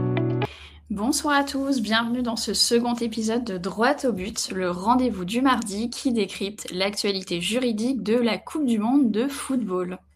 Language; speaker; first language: French; native; French